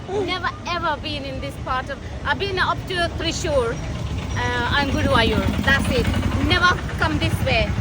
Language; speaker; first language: English; native; English